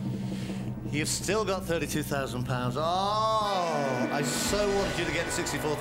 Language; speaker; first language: English; native; English